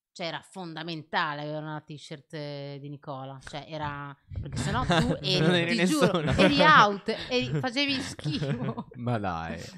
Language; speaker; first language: Italian; early bilingual, other home language; Arabic